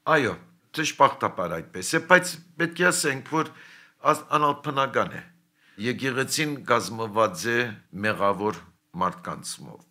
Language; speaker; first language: Armenian; early bilingual, heritage; Armenian